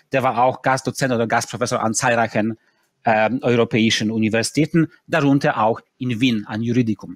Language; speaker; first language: German; non-native, fluent; Polish